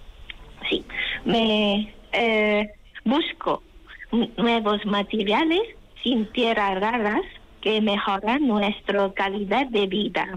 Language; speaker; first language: Spanish; non-native, learner; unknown